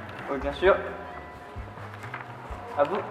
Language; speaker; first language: French; non-native, learner; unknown